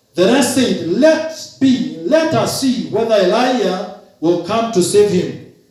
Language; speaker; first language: English; non-native, local second language; Swahili